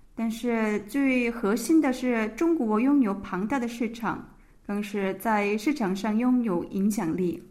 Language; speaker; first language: Chinese; non-native, fluent; Korean